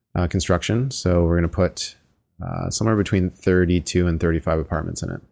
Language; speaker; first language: English; native; English